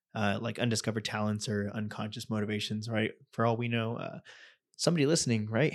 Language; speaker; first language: English; native; English